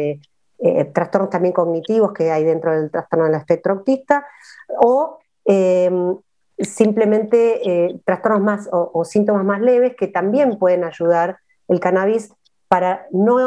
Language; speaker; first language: Spanish; native; Spanish